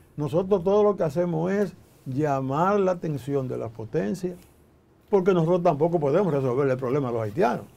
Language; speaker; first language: Spanish; native; Spanish